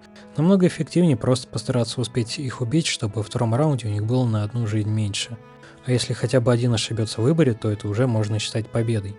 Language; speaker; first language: Russian; native; Russian